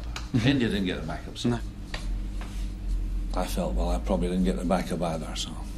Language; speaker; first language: English; native; English